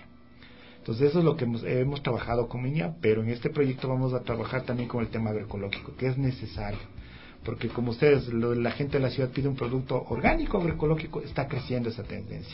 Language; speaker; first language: Spanish; native; Spanish